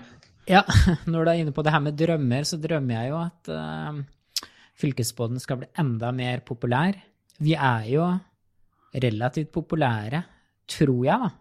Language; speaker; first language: Norwegian; native; Norwegian